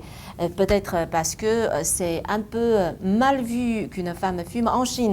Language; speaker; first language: French; non-native, fluent; Chinese